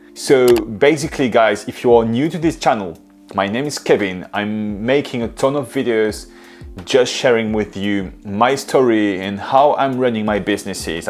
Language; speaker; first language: English; non-native, fluent; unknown